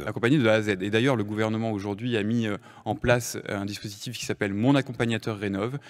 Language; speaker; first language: French; native; French